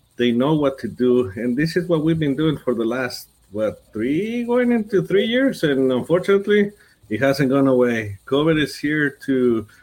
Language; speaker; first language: English; non-native, fluent; Spanish